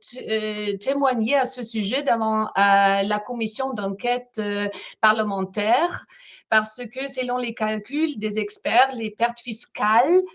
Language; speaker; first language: French; non-native, fluent; German